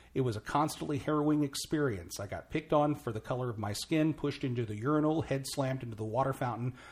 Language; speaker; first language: English; native; English